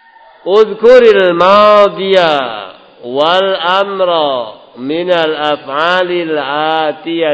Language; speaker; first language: Arabic; non-native, fluent; Indonesian